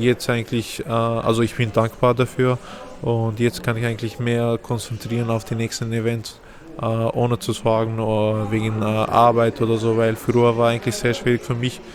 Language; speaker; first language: German; non-native, fluent; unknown